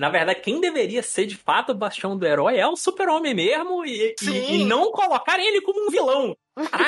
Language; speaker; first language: Portuguese; native; Portuguese